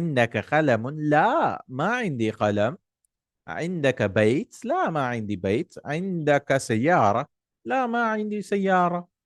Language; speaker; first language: Arabic; non-native, fluent; Urdu